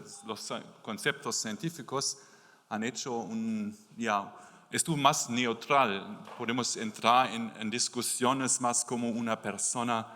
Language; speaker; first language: Spanish; non-native, learner; German